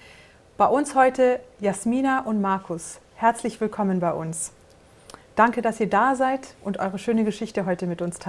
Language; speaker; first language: German; native; German